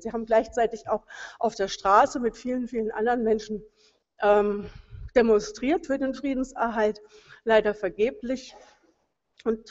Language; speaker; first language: German; native; German